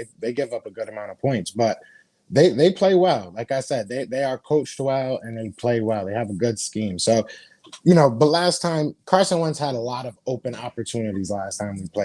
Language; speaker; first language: English; native; English